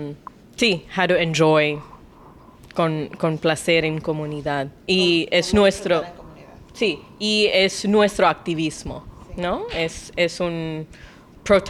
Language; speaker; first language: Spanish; non-native, learner; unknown